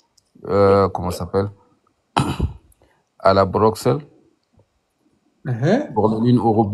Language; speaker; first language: French; non-native, learner; Arabic